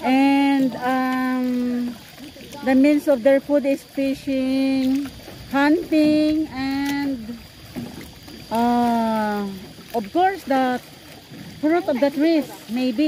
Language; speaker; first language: English; non-native, local second language; Filipino